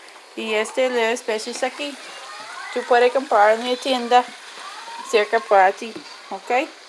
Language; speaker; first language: Spanish; non-native, learner; English